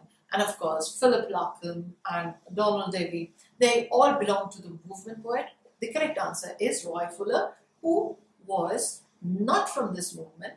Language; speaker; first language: English; non-native, local second language; Hindi